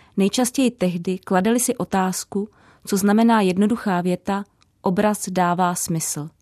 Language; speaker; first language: Czech; native; Czech